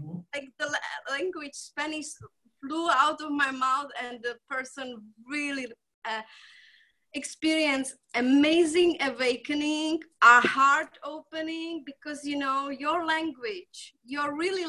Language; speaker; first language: English; non-native, fluent; Czech